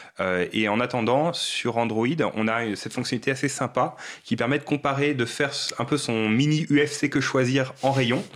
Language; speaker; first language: French; native; French